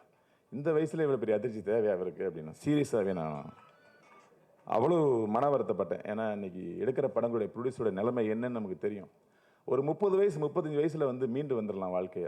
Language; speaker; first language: Tamil; native; Tamil